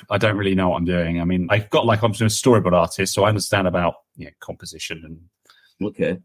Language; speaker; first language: English; native; English